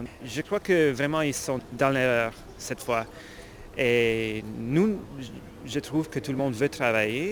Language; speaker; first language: French; non-native, fluent; English